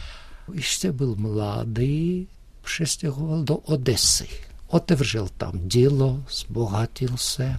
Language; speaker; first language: Czech; early bilingual, heritage; Russian